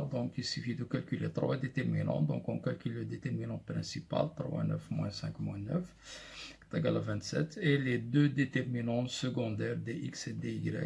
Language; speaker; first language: French; non-native, local second language; Arabic